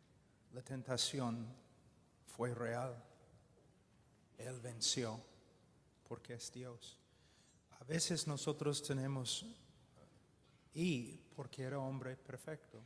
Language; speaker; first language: Spanish; non-native, fluent; English